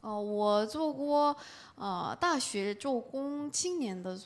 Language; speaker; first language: Chinese; non-native, fluent; Korean